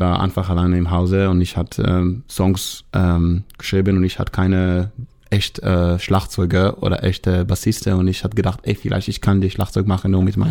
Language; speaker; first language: German; non-native, fluent; Hebrew